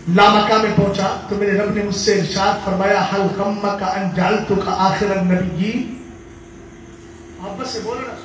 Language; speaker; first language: Urdu; native; Urdu